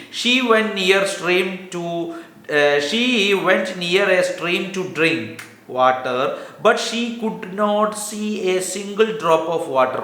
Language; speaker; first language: English; non-native, local second language; Malayalam